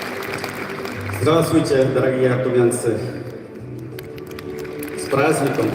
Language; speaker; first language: Russian; non-native, fluent; Korean